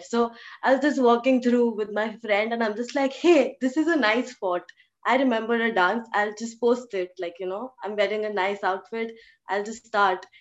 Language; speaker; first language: English; early bilingual, other home language; Hindi